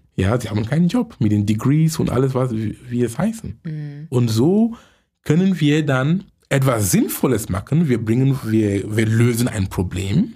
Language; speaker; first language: German; non-native, fluent; English